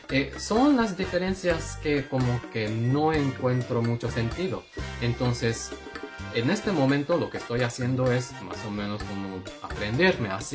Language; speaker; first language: Spanish; non-native, fluent; Japanese